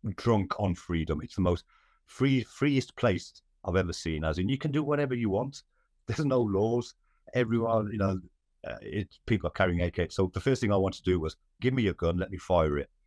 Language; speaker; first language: English; native; English